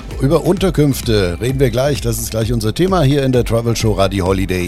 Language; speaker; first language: German; native; German